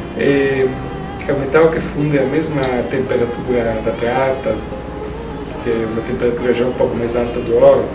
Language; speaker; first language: Portuguese; non-native, fluent; Italian